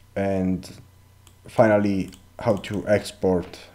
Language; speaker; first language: English; non-native, learner; Italian